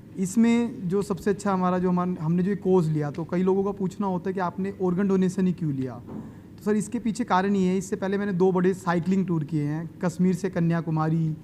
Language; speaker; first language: Hindi; native; Hindi